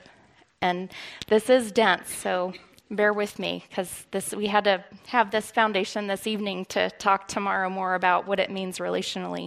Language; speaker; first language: English; native; English